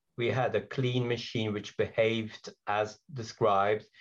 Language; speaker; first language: English; non-native, fluent; Dutch